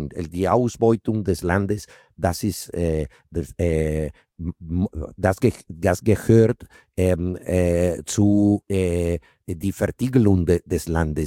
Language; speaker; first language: German; non-native, fluent; Spanish